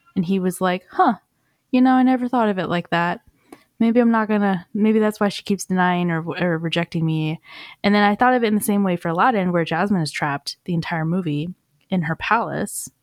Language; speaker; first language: English; native; English